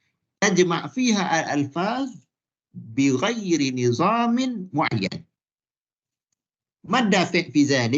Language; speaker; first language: Arabic; non-native, fluent; Malay